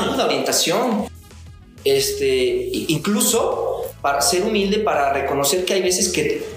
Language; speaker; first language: Spanish; native; Spanish